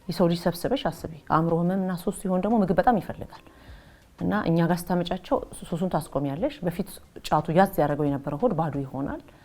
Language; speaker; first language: Amharic; native; Amharic